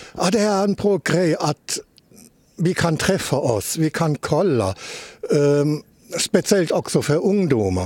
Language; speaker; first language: Swedish; non-native, learner; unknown